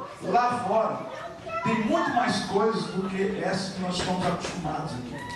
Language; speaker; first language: Portuguese; native; Portuguese